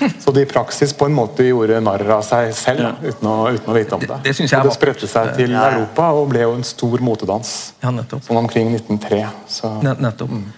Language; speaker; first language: Norwegian; native; Norwegian